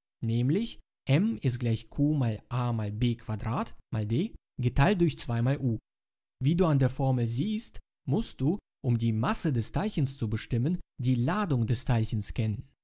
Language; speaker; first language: German; native; German